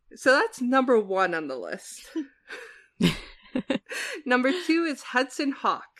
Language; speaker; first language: English; native; English